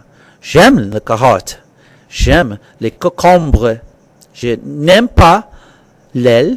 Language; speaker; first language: French; non-native, fluent; English